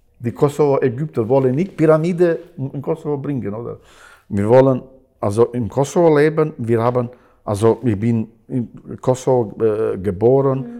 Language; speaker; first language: German; non-native, learner; Albanian